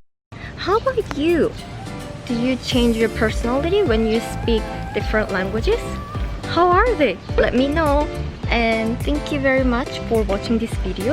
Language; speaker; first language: English; non-native, fluent; Korean